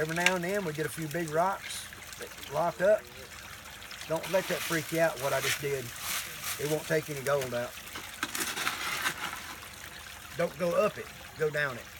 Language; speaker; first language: English; native; English